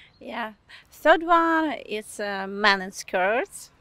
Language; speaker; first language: English; non-native, fluent; Ukrainian